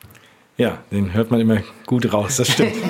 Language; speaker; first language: German; native; German